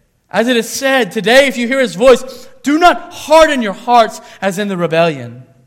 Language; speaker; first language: English; native; English